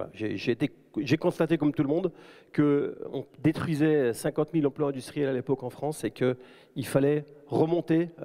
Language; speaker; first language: French; native; French